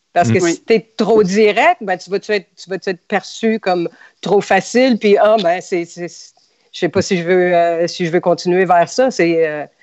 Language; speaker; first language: French; native; French